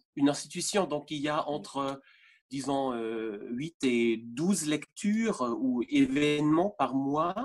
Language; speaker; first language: French; non-native, fluent; German